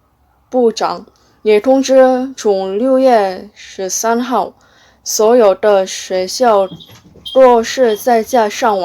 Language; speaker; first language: Chinese; non-native, learner; Indonesian